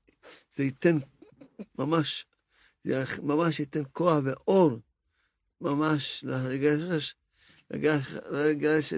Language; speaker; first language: Hebrew; non-native, fluent; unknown